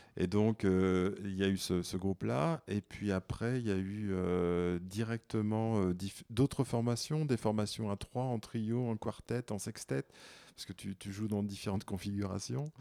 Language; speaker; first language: French; native; French